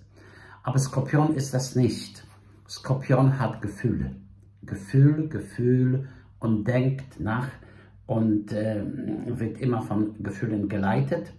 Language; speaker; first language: German; non-native, fluent; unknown